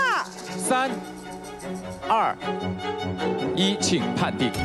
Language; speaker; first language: Chinese; native; Chinese